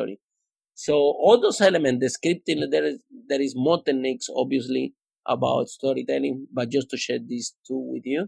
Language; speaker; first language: English; non-native, fluent; Spanish